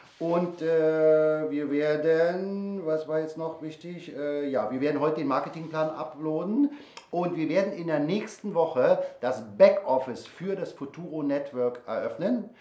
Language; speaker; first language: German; native; German